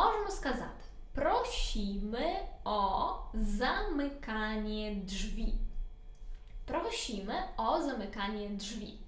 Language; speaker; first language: Polish; non-native, learner; Ukrainian